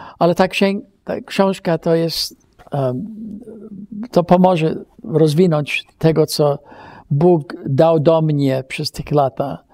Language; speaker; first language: Polish; early bilingual, heritage; Polish